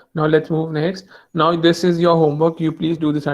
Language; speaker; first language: English; non-native, local second language; Hindi